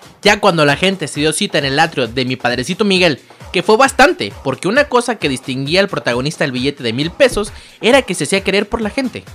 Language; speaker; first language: Spanish; native; Spanish